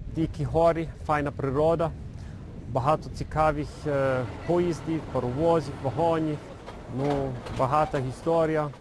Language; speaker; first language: Ukrainian; non-native, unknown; German